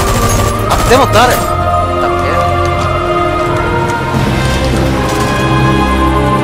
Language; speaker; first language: Japanese; non-native, learner; German